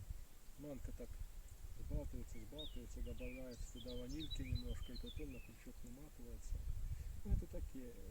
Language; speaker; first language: Russian; native; Russian